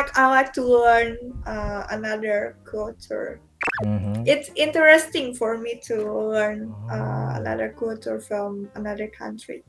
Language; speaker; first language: English; non-native, learner; Indonesian